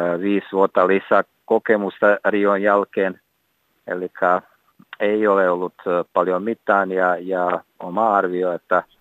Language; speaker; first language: Finnish; non-native, fluent; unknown